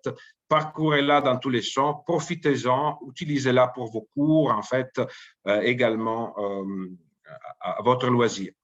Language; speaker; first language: French; native; French